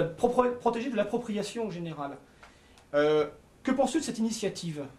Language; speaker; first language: French; native; French